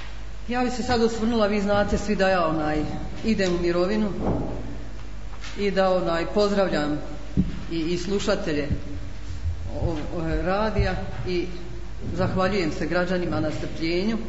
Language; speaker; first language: Croatian; native; Croatian